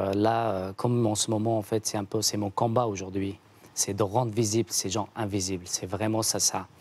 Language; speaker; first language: French; non-native, fluent; Persian